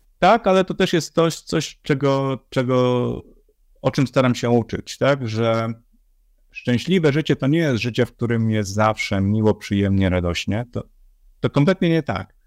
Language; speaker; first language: Polish; native; Polish